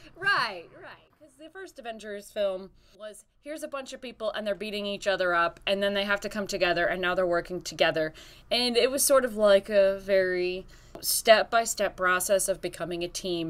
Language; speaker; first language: English; native; English